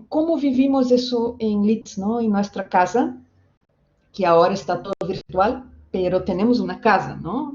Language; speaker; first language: Spanish; non-native, fluent; Portuguese